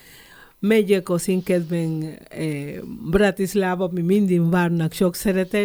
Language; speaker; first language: Hungarian; non-native, learner; Spanish